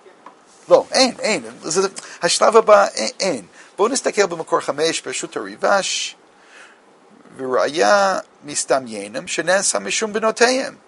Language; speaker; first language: Hebrew; non-native, fluent; English